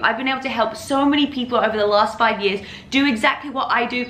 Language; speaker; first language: English; native; English